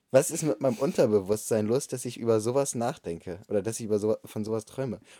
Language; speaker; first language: German; native; German